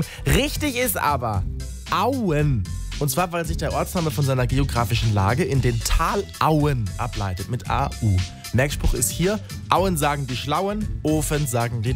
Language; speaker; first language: German; native; German